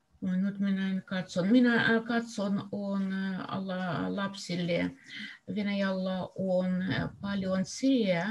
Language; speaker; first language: Finnish; non-native, learner; Russian